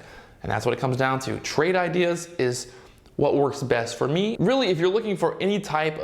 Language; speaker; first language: English; native; English